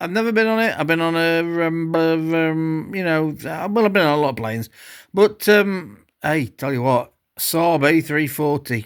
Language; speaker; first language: English; native; English